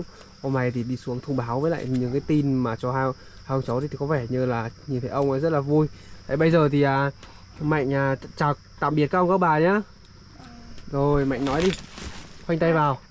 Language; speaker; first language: Vietnamese; native; Vietnamese